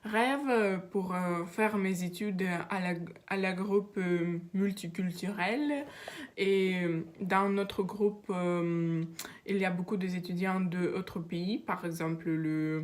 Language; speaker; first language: French; non-native, learner; Russian